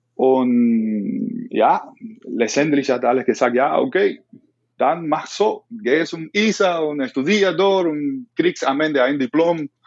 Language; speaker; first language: German; non-native, learner; Spanish